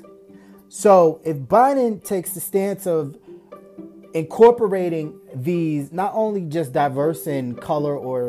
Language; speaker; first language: English; native; English